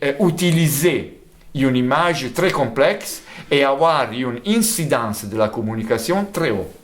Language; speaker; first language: French; non-native, fluent; Italian